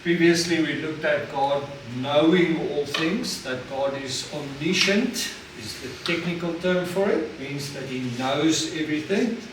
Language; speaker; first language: English; non-native, local second language; Afrikaans